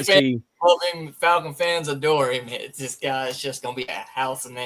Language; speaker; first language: English; native; English